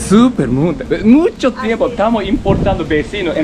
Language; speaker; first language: Spanish; non-native, learner; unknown